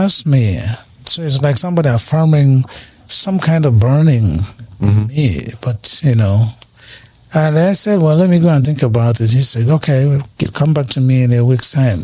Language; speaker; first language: English; non-native, local second language; Igbo